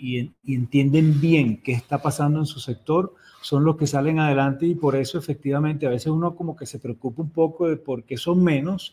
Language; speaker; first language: Spanish; native; Spanish